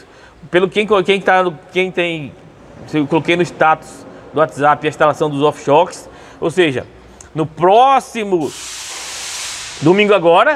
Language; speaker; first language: Portuguese; native; Portuguese